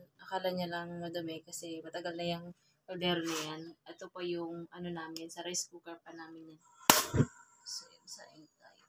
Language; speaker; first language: Filipino; non-native, local second language; Cebuano